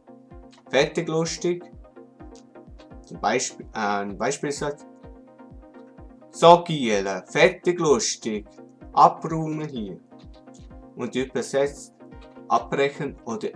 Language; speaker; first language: German; non-native, local second language; Swiss German